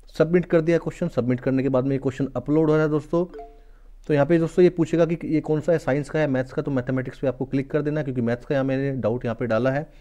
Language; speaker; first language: Hindi; native; Hindi